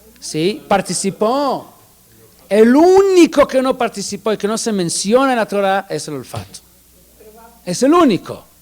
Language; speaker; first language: Spanish; non-native, fluent; Hebrew